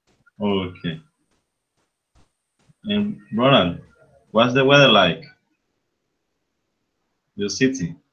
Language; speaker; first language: English; non-native, fluent; Spanish